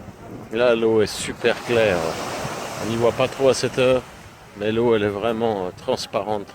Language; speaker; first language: French; native; French